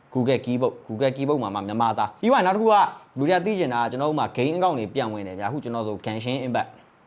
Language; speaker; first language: Burmese; native; Burmese